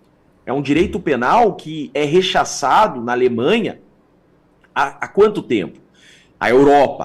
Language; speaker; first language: Portuguese; native; Portuguese